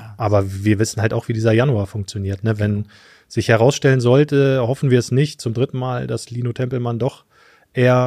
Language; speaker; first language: German; native; German